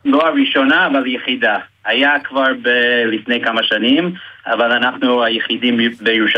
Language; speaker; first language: Hebrew; non-native, fluent; English